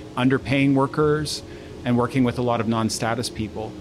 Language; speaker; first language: English; native; English